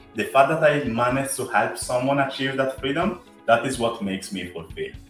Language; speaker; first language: English; non-native, fluent; Italian